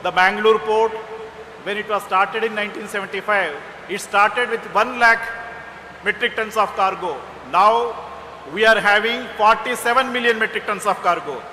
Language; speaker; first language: English; non-native, local second language; Kannada